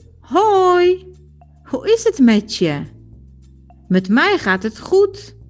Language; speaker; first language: Dutch; non-native, fluent; Polish